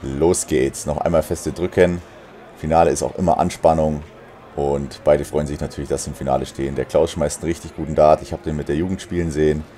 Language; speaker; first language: German; native; German